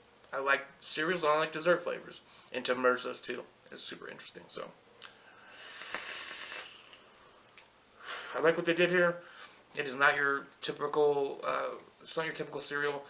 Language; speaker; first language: English; native; English